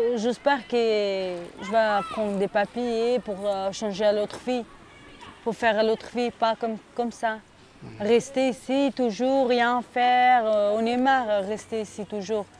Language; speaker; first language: French; non-native, learner; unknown